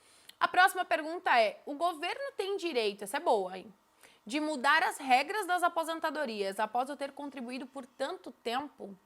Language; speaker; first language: Portuguese; native; Portuguese